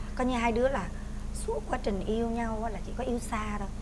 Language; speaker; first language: Vietnamese; native; Vietnamese